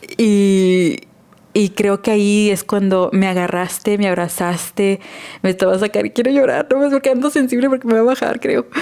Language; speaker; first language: Spanish; early bilingual, heritage; Spanish